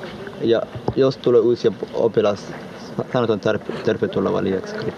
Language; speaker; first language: Finnish; non-native, learner; Somali